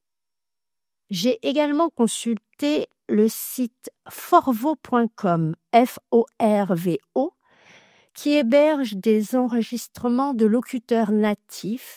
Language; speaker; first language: French; native; French